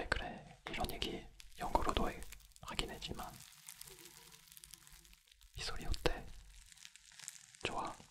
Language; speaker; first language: Korean; non-native, fluent; French